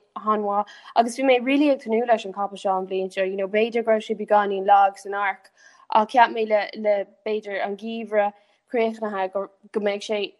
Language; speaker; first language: Irish; non-native, local second language; English